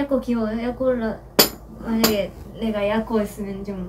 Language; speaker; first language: Korean; non-native, fluent; Japanese